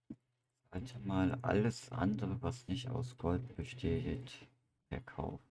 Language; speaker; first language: German; native; German